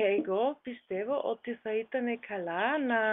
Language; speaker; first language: Greek; non-native, learner; German